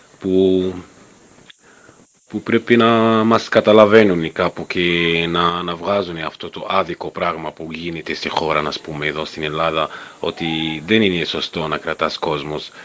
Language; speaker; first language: Greek; non-native, fluent; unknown